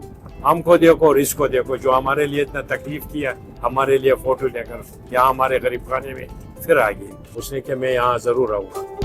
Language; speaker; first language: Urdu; non-native, local second language; Pashto